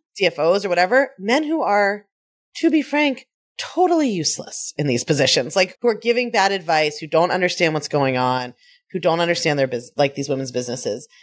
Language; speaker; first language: English; native; English